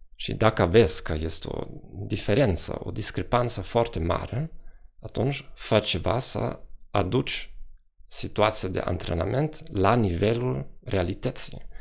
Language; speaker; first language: Romanian; non-native, fluent; German